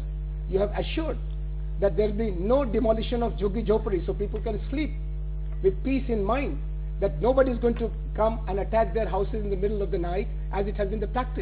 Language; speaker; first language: English; non-native, local second language; Hindi